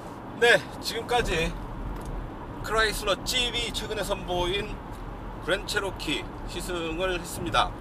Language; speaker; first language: Korean; native; Korean